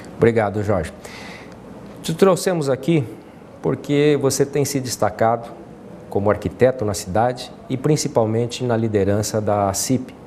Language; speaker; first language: Portuguese; native; Portuguese